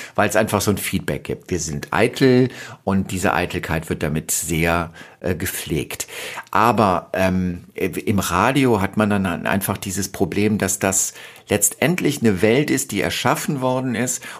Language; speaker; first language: German; native; German